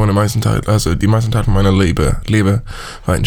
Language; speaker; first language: German; non-native, learner; Swedish